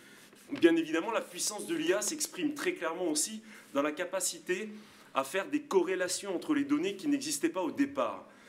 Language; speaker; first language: French; native; French